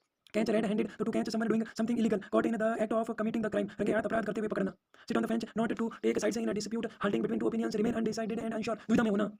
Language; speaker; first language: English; non-native, local second language; Hindi